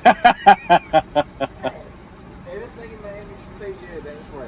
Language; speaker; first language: English; native; English